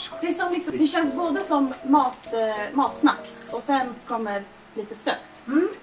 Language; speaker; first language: Swedish; non-native, learner; Japanese